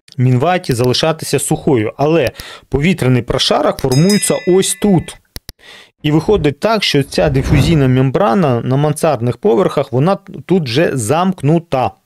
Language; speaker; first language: Ukrainian; non-native, local second language; Russian